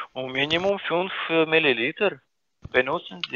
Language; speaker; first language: German; non-native, learner; Ukrainian